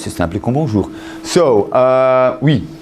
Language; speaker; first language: French; non-native, fluent; English